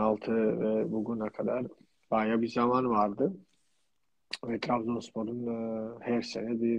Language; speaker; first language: Turkish; non-native, fluent; Georgian